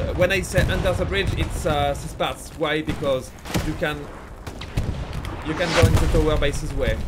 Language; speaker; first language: English; non-native, learner; French